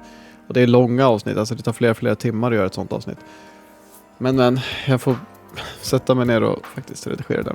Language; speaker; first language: Swedish; native; Swedish